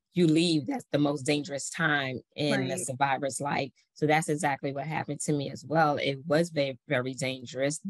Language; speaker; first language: English; native; English